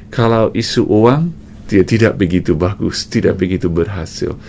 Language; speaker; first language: Malay; non-native, fluent; English